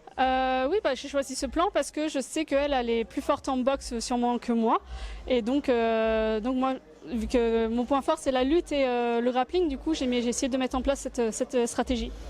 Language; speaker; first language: French; native; French